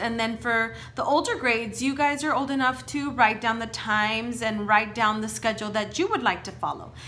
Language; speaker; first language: English; early bilingual, other home language; Spanish